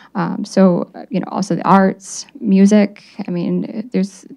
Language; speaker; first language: English; native; English